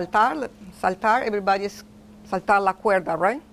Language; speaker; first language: Spanish; non-native, fluent; English